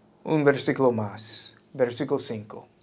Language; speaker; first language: Spanish; non-native, fluent; English